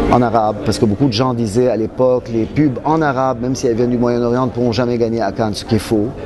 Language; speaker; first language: French; non-native, local second language; Arabic